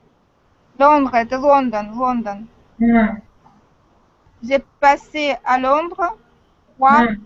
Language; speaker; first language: French; non-native, fluent; Russian